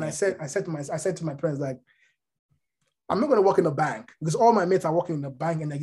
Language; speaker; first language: English; non-native, local second language; Yoruba